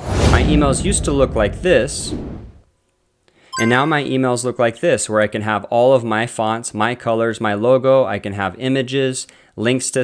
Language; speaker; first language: English; native; English